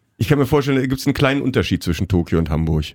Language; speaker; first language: German; native; German